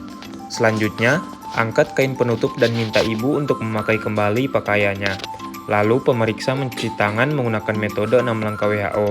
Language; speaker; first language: Indonesian; native; Indonesian